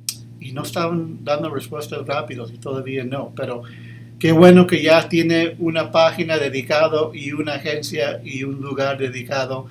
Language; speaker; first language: Spanish; early bilingual, heritage; English